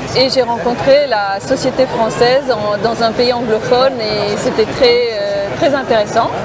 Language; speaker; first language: French; non-native, fluent; Romanian